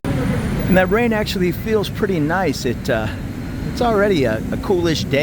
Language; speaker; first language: English; native; English